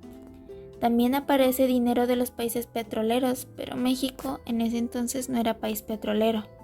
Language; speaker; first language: Spanish; native; Spanish